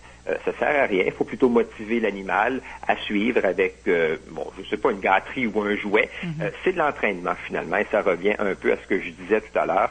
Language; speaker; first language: French; native; French